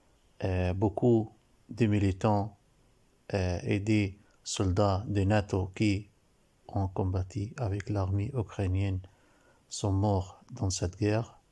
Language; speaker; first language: French; non-native, learner; Arabic